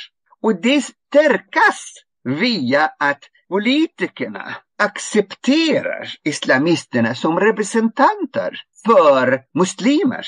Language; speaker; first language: Swedish; non-native, fluent; Arabic